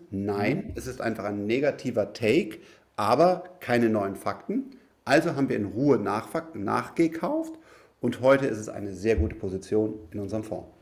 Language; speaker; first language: German; native; German